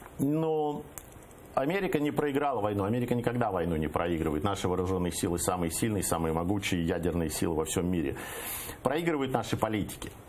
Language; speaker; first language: Russian; early bilingual, heritage; Russian